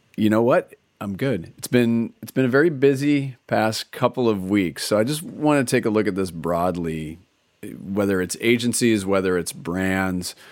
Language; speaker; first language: English; native; English